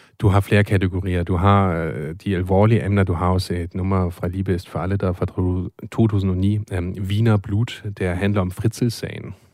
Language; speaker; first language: Danish; non-native, fluent; German